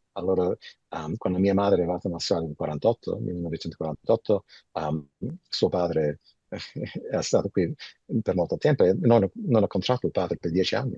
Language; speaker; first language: Italian; early bilingual, heritage; Italian